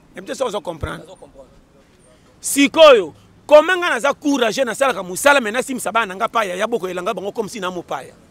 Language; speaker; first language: Lingala; non-native, local second language; Kongo